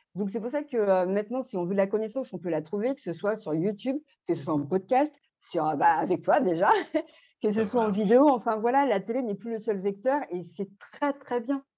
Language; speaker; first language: French; native; French